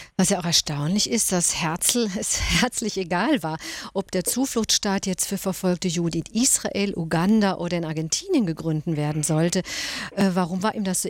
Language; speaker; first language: German; native; German